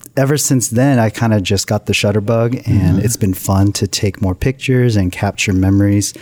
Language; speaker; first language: English; native; English